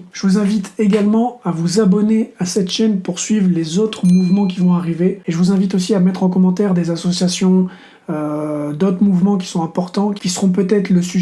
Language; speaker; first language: French; native; French